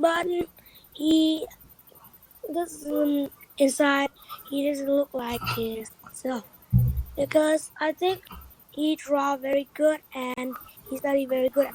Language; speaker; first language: English; non-native, learner; Vietnamese